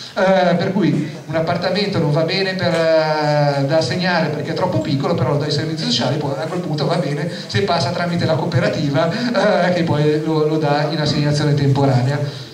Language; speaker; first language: Italian; native; Italian